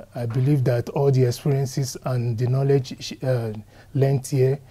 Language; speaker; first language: English; non-native, local second language; Yoruba